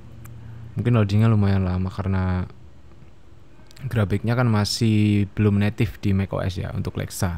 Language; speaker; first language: Indonesian; native; Indonesian